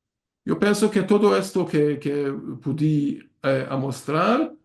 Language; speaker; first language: Spanish; non-native, learner; Hungarian